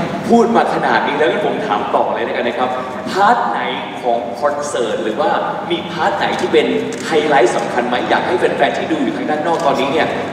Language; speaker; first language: Thai; native; Thai